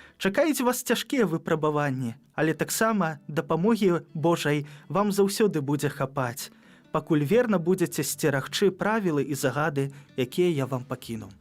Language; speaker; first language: Belarusian; native; Belarusian